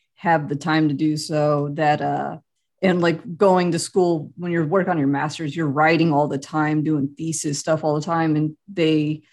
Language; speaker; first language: English; native; English